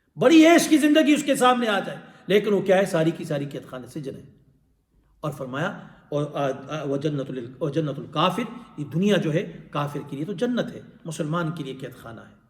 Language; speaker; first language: Urdu; non-native, local second language; Pashto